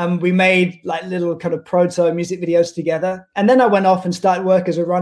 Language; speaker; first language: English; native; English